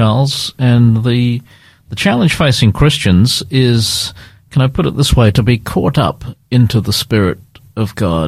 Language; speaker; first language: English; native; English